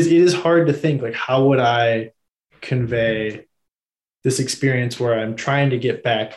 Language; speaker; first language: English; native; English